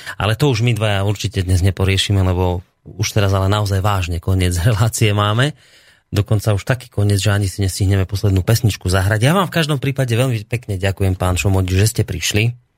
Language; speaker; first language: Slovak; native; Slovak